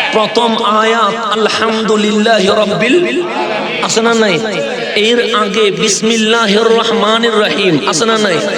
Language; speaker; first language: Bangla; non-native, local second language; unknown